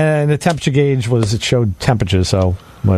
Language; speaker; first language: English; native; English